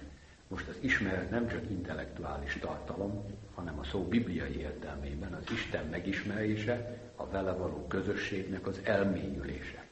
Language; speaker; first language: Hungarian; native; Hungarian